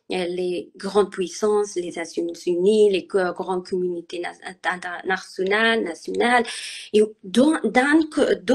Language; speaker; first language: French; non-native, learner; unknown